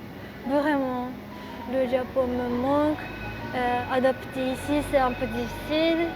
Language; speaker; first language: French; non-native, learner; Japanese